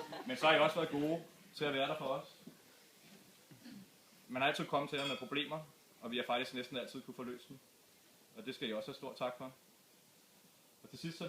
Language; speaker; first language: Danish; native; Danish